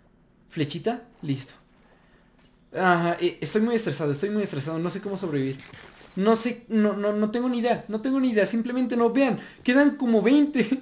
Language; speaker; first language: Spanish; native; Spanish